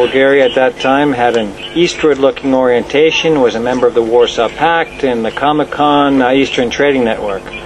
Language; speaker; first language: English; native; English